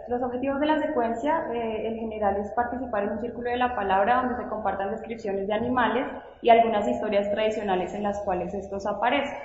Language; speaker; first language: Spanish; native; Spanish